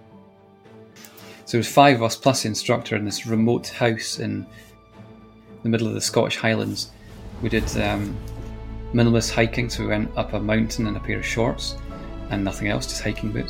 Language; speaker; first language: English; native; English